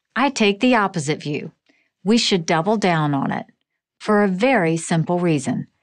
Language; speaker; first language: English; native; English